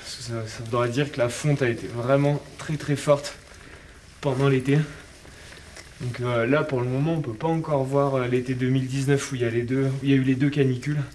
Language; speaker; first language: French; native; French